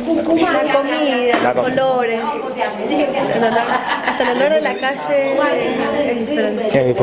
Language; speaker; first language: Spanish; early bilingual, other home language; Chinese